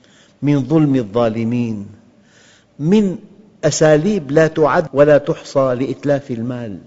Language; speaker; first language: Arabic; native; Arabic